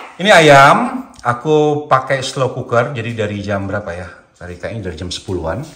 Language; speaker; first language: Indonesian; native; Indonesian